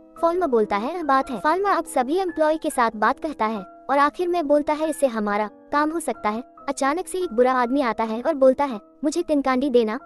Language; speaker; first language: Hindi; non-native, local second language; Bangla